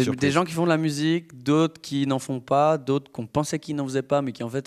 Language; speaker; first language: French; native; French